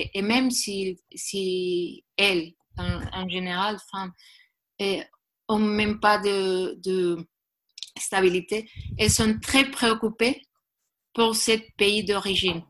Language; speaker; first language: French; non-native, learner; Spanish